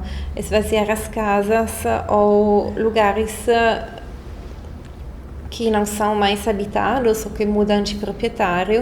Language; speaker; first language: Portuguese; non-native, fluent; Italian